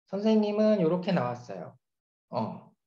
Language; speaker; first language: Korean; native; Korean